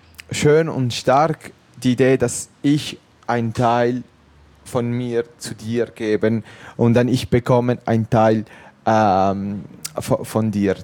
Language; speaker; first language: German; non-native, local second language; Italian